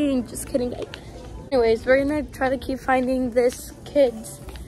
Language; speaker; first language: English; early bilingual, other home language; Spanish